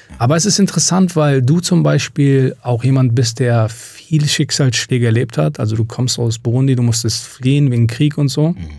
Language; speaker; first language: German; native; German